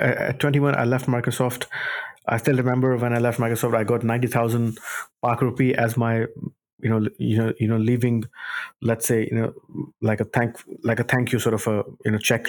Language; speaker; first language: English; non-native, local second language; Urdu